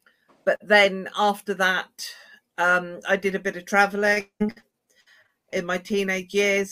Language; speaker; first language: English; native; English